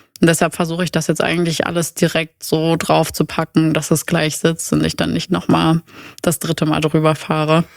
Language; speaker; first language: German; native; German